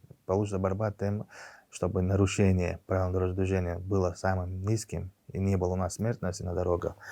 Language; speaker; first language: Russian; non-native, local second language; Chechen